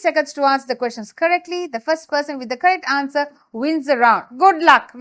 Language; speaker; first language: English; non-native, local second language; Sinhala